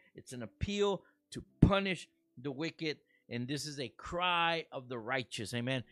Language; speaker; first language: English; early bilingual, other home language; Spanish